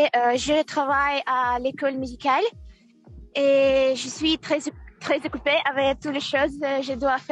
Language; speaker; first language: French; non-native, learner; Russian